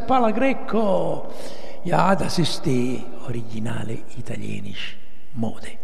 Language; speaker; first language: German; non-native, learner; Italian